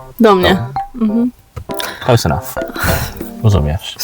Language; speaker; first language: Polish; non-native, learner; English